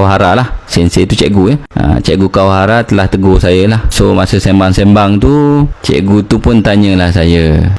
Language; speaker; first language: Malay; native; Malay